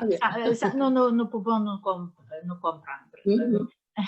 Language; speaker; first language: French; non-native, learner; Romanian